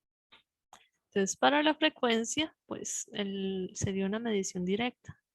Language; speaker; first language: Spanish; native; Spanish